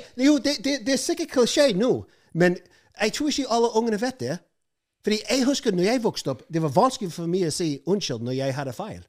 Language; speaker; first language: Norwegian; non-native, fluent; English